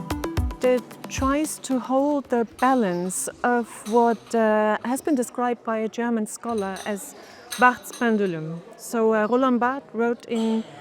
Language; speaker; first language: English; non-native, fluent; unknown